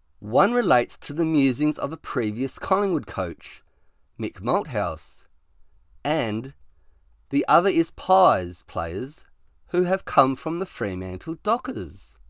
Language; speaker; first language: English; native; English